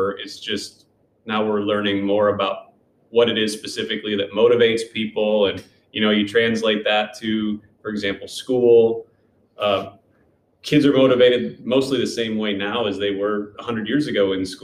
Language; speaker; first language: English; native; English